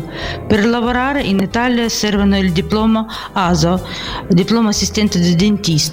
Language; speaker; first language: Italian; non-native, learner; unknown